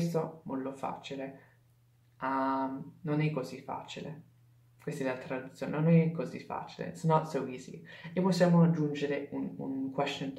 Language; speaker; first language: Italian; non-native, fluent; English